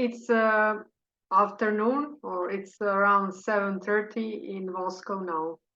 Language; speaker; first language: English; non-native, fluent; Serbian